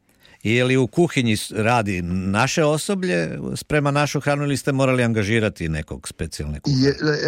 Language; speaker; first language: Serbian; native; Serbian